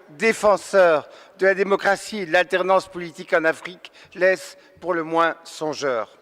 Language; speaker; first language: French; native; French